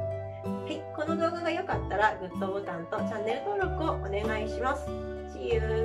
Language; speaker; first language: Japanese; native; Japanese